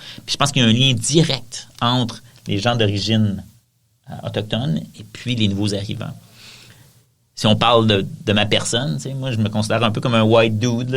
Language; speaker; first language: French; native; French